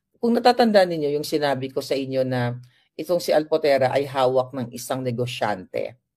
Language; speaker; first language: Filipino; non-native, local second language; Hiligaynon